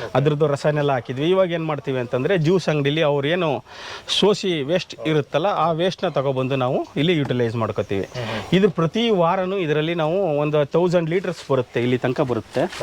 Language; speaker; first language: Kannada; native; Kannada